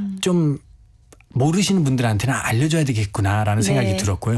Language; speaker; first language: Korean; non-native, fluent; Nepali